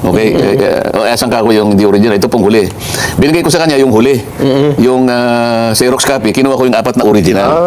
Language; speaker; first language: Filipino; non-native, local second language; Masbatenyo